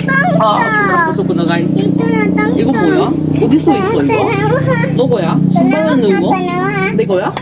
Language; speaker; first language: Korean; non-native, learner; Cebuano